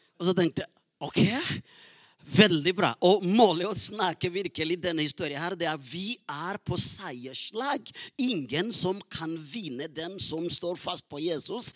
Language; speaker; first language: Norwegian; non-native, fluent; Rundi